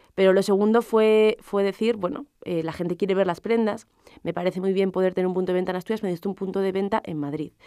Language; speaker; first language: Spanish; native; Spanish